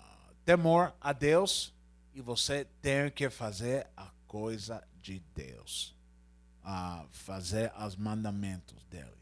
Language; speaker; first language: Portuguese; non-native, learner; Spanish